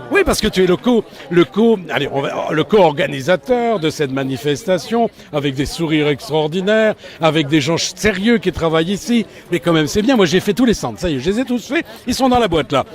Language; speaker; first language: French; native; French